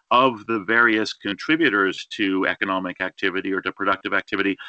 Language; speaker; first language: English; native; English